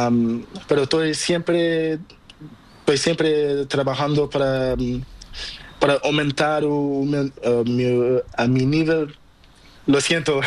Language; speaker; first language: Spanish; non-native, learner; Portuguese